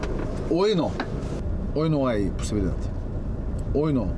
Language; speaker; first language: Spanish; non-native, fluent; Bulgarian